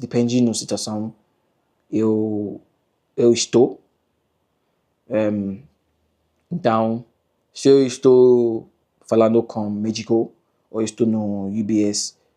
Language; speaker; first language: Portuguese; non-native, learner; English